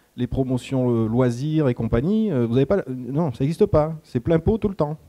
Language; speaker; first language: French; native; French